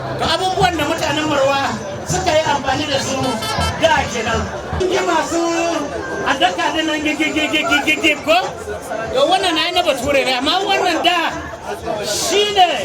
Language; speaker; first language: Hausa; non-native, local second language; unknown